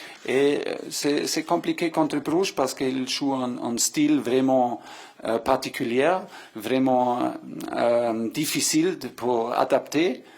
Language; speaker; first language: French; non-native, fluent; German